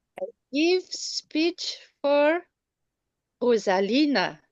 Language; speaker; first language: English; non-native, learner; Malagasy